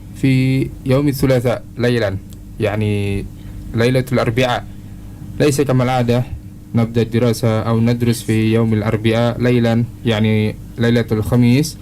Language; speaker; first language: Arabic; non-native, fluent; Indonesian